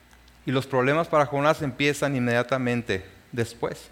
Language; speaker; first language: Spanish; native; Spanish